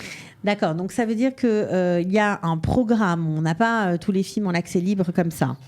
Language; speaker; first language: French; native; French